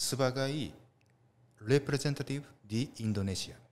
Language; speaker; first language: Indonesian; non-native, learner; Japanese